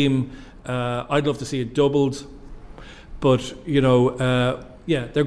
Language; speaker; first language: English; native; English